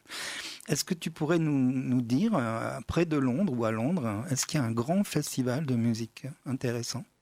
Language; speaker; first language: French; native; French